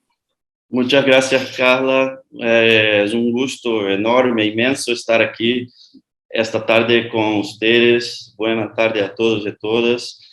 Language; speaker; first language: Spanish; non-native, fluent; Portuguese